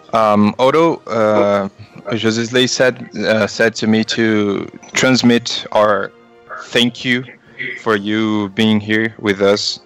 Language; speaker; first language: English; non-native, fluent; Portuguese